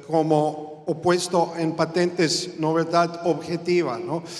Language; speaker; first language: Spanish; non-native, fluent; Croatian